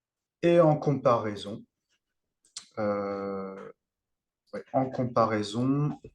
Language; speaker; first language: French; native; French